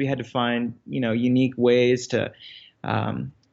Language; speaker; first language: English; native; English